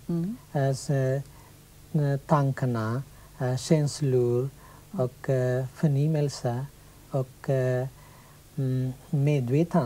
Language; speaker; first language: Swedish; non-native, fluent; Sinhala